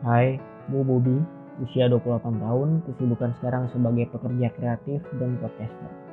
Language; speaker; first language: Indonesian; native; Indonesian